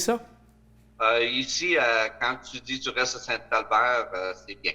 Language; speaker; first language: French; native; French